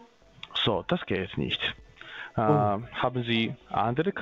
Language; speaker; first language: German; non-native, learner; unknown